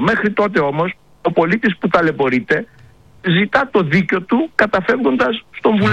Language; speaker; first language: Greek; native; Greek